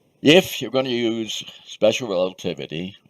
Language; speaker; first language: English; native; English